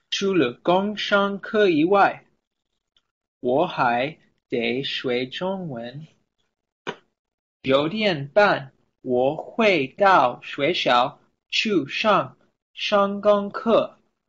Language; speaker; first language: Chinese; non-native, learner; English